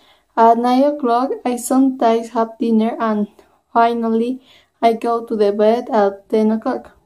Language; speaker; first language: English; non-native, learner; Spanish